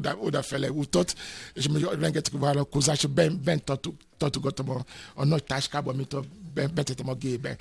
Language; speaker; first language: Hungarian; non-native, fluent; Yoruba